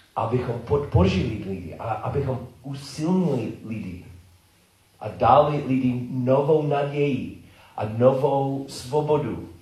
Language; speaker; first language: Czech; non-native, learner; English